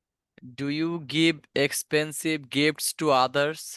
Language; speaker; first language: English; non-native, fluent; Bangla